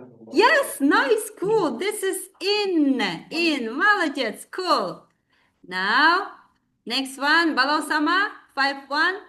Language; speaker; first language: English; non-native, fluent; Kazakh